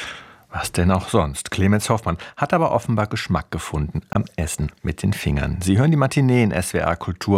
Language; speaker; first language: German; native; German